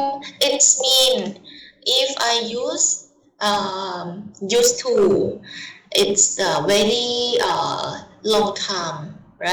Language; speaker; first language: English; non-native, learner; Thai